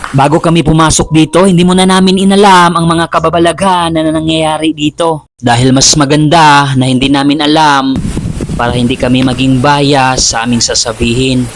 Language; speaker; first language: Filipino; non-native, local second language; Cebuano